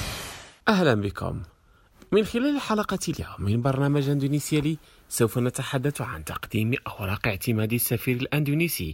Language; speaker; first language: Arabic; non-native, fluent; Indonesian